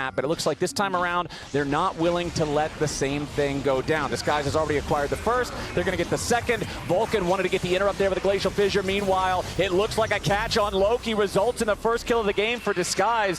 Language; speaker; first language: English; native; English